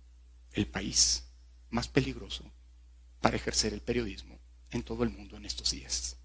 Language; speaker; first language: Spanish; native; Spanish